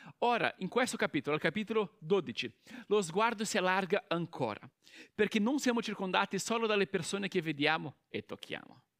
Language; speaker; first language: Italian; non-native, fluent; Portuguese